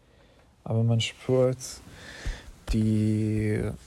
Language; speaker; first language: German; non-native, fluent; English